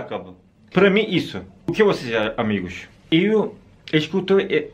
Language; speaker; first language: Portuguese; non-native, learner; Turkish